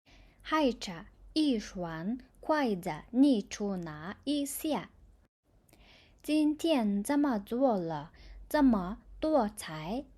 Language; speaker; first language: Chinese; non-native, fluent; Mongolian